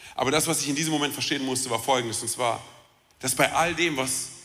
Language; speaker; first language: German; early bilingual, other home language; Romanian